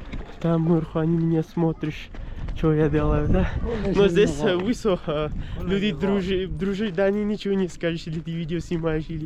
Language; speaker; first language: Russian; non-native, learner; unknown